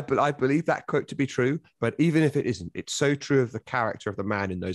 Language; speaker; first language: English; native; English